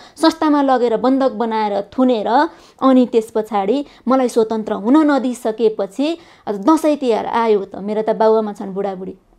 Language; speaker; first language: Nepali; native; Nepali